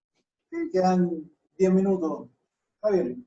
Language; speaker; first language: Spanish; native; Spanish